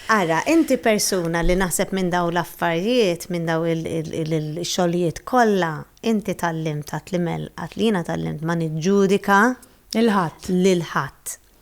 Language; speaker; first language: Maltese; native; Maltese